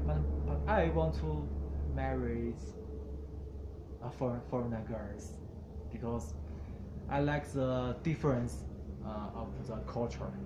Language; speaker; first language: English; non-native, learner; Chinese